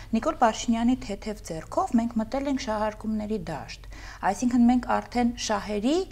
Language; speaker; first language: Armenian; native; Armenian